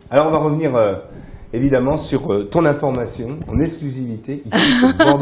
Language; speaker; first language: French; native; French